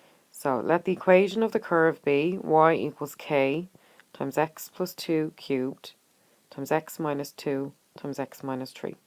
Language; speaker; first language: English; native; English